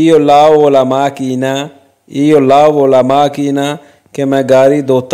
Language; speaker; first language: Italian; non-native, fluent; Punjabi